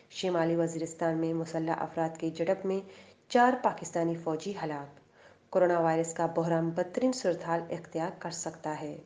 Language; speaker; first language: Urdu; non-native, local second language; Baluchi